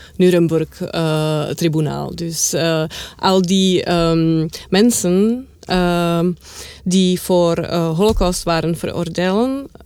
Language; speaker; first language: Dutch; non-native, learner; Czech